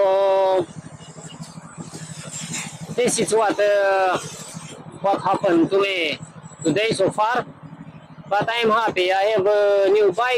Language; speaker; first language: English; non-native, learner; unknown